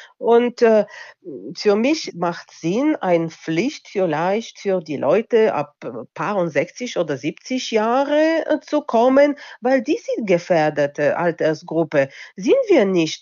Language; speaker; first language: German; non-native, local second language; Bulgarian